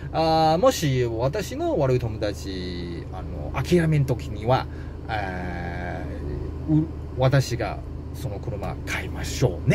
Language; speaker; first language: Japanese; non-native, learner; Chinese